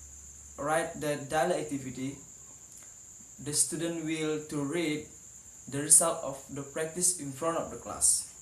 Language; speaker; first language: English; non-native, learner; Indonesian